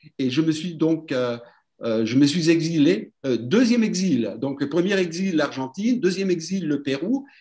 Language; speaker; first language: French; non-native, fluent; Spanish